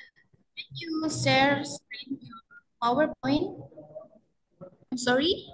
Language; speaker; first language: English; non-native, fluent; Indonesian